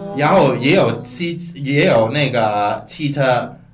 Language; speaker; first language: Chinese; non-native, local second language; Cantonese